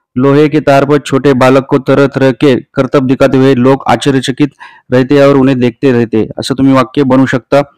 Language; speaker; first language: Hindi; non-native, local second language; Marathi